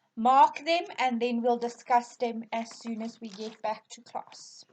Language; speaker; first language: English; non-native, local second language; Afrikaans